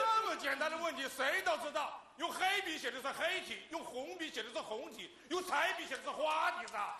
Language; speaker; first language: Chinese; native; Chinese